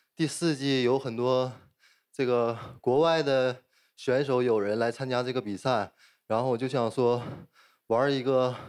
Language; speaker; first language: Chinese; native; Chinese